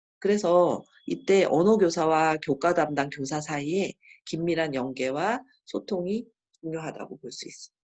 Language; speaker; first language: Korean; native; Korean